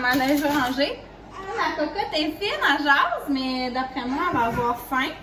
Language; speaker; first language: French; native; French